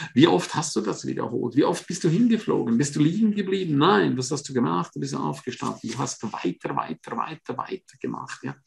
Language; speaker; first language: German; non-native, fluent; Romansh